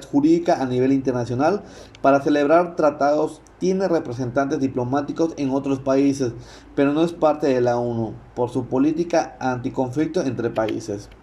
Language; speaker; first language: Spanish; native; Spanish